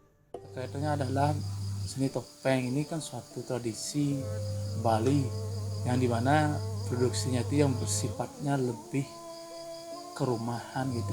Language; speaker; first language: Indonesian; native; Indonesian